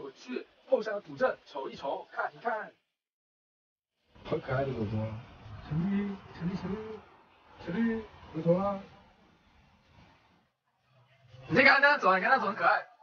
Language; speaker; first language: Chinese; native; Chinese